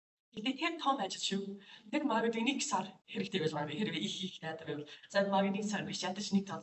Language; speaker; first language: Mongolian; non-native, learner; English